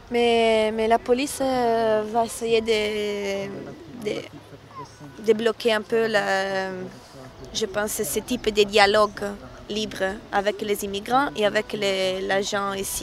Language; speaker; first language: French; non-native, learner; Italian